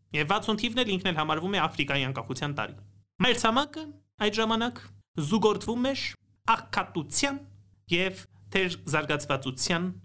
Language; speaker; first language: Armenian; native; Armenian